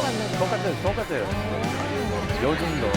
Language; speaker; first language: Korean; non-native, fluent; Hebrew